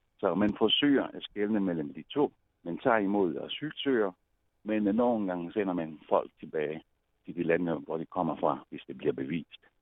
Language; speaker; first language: Danish; non-native, fluent; Italian